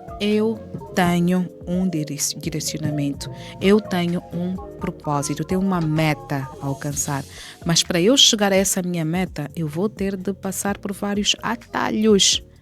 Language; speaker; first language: Portuguese; native; Portuguese